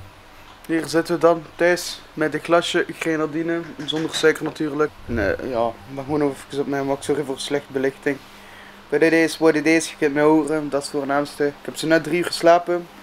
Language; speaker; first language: Dutch; native; Dutch